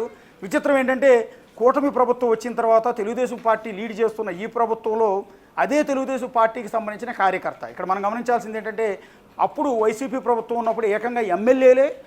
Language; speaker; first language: Telugu; native; Telugu